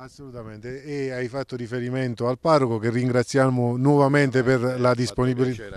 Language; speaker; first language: Italian; native; Italian